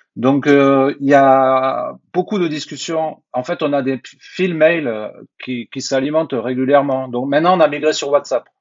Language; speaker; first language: French; native; French